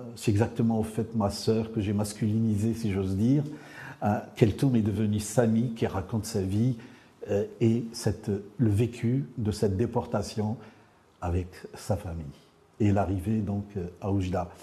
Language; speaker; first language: French; non-native, local second language; Arabic